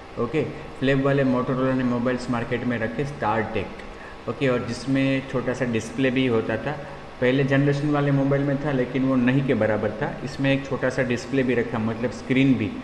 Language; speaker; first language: Hindi; non-native, local second language; Gujarati